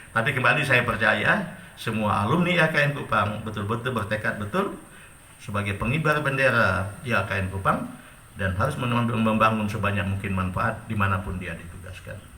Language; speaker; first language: Indonesian; non-native, local second language; Achinese